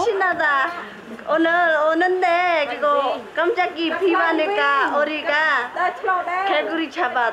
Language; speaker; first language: Korean; non-native, learner; Khmer